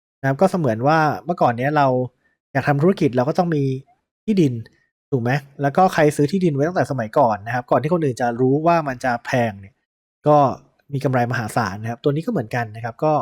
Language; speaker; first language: Thai; native; Thai